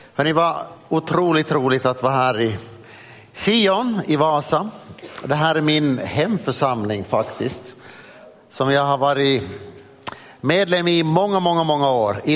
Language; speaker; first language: Swedish; native; Swedish